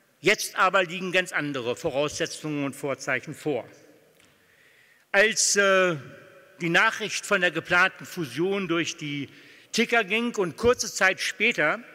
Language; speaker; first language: German; native; German